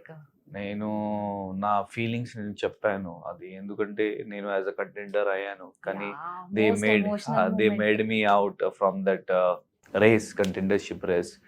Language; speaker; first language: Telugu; non-native, learner; Hindi